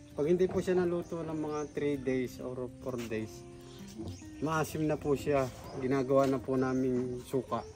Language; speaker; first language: Filipino; native; Filipino